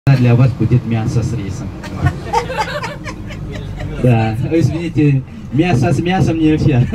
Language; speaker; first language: Russian; non-native, fluent; Indonesian